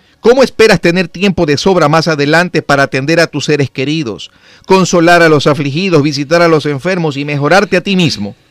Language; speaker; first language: Spanish; native; Spanish